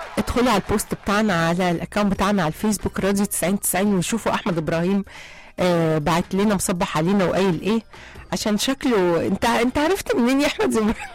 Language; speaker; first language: Arabic; native; Arabic